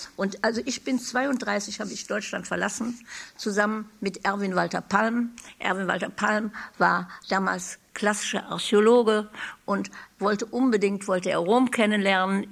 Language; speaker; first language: German; native; German